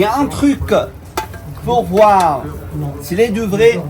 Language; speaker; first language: French; non-native, fluent; Arabic